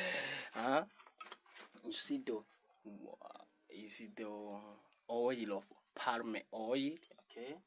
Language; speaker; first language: English; non-native, learner; Rundi